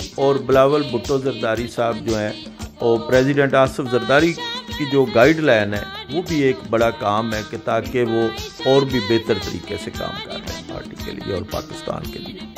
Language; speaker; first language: Urdu; non-native, local second language; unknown